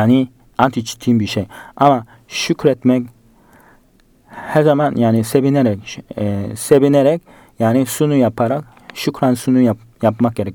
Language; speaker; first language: Turkish; non-native, fluent; Korean